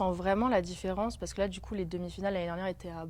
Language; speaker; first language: French; native; French